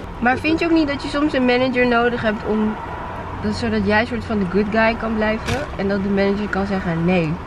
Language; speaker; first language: Dutch; native; Dutch